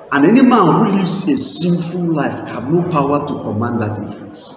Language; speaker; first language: English; non-native, local second language; Igbo